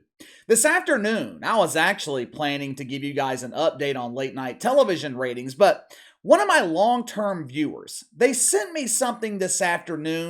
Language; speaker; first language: English; native; English